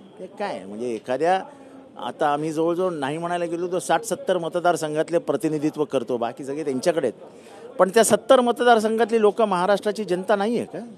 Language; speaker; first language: Marathi; native; Marathi